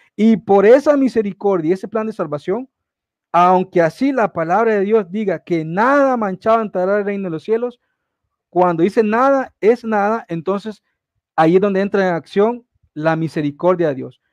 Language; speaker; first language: Spanish; native; Spanish